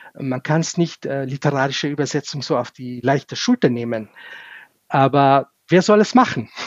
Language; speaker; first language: German; non-native, fluent; Kurdish